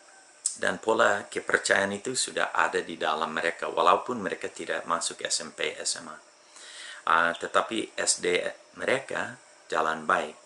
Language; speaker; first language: Indonesian; non-native, fluent; English